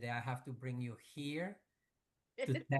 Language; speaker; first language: English; non-native, fluent; Spanish